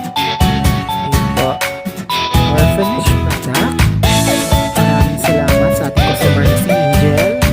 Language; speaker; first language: Filipino; non-native, local second language; Cebuano